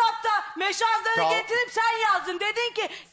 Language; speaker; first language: Turkish; native; Turkish